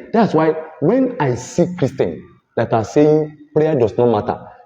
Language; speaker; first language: English; non-native, local second language; Yoruba